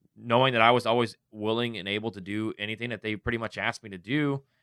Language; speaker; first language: English; native; English